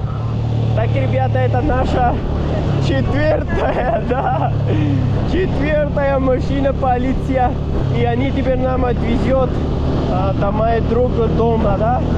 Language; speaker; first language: Russian; non-native, learner; Pashto